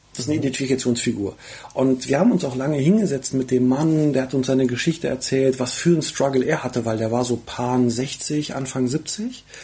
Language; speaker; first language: German; early bilingual, other home language; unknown